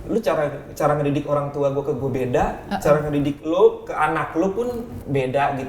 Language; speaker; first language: Indonesian; native; Indonesian